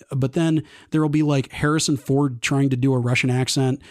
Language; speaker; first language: English; native; English